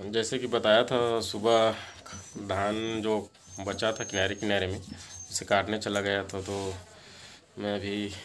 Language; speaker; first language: Hindi; native; Hindi